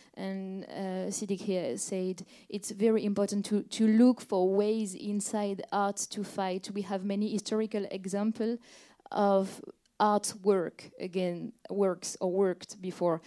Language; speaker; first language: English; non-native, fluent; French